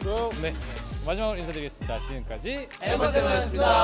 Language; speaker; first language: Korean; native; Korean